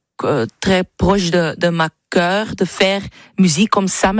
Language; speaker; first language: French; non-native, fluent; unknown